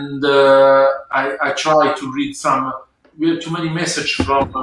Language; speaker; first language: English; non-native, learner; Italian